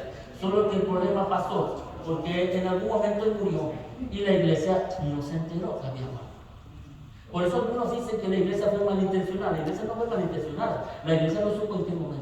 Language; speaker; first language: Spanish; native; Spanish